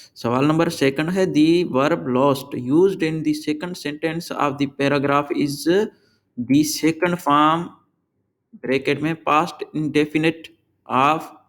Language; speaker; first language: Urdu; non-native, local second language; Sindhi